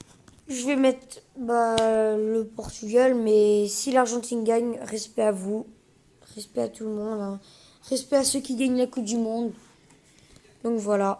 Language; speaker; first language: French; early bilingual, other home language; Portuguese